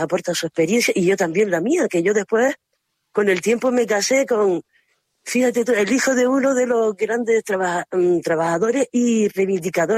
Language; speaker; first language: Spanish; native; Spanish